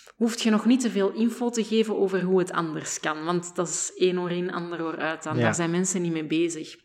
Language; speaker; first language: Dutch; native; Dutch